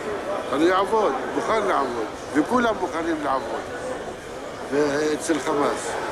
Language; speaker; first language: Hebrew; non-native, local second language; Arabic